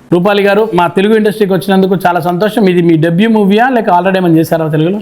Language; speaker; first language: Telugu; native; Telugu